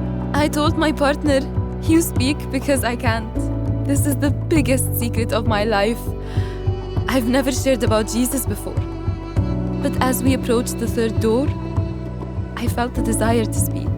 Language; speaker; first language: English; non-native, fluent; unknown